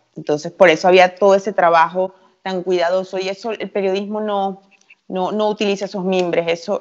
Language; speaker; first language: Spanish; native; Spanish